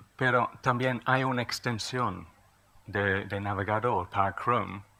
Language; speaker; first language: Spanish; non-native, fluent; English